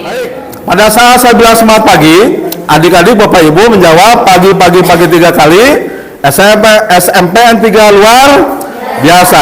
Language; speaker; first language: Indonesian; non-native, local second language; Sundanese